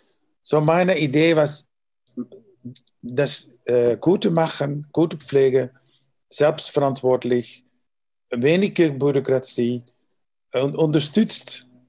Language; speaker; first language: German; non-native, learner; Dutch